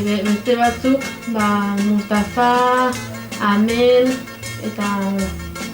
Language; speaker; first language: Basque; non-native, local second language; Spanish